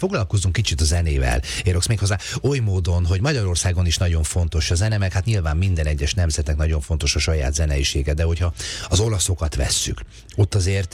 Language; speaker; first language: Hungarian; native; Hungarian